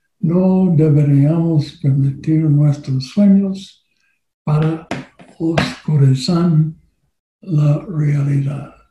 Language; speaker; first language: Spanish; non-native, learner; English